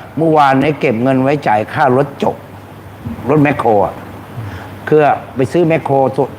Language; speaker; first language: Thai; native; Thai